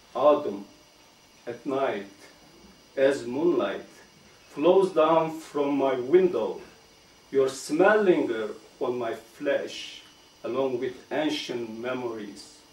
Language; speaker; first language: English; non-native, fluent; Turkish